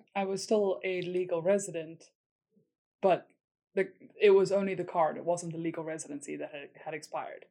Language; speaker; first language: English; native; English